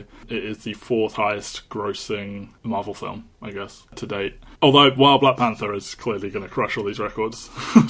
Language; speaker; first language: English; native; English